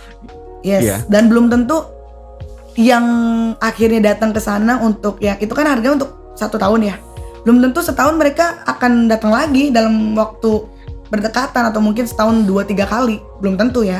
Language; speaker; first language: Indonesian; native; Indonesian